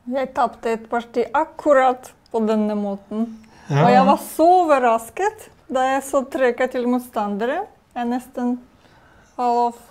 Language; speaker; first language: Norwegian; non-native, fluent; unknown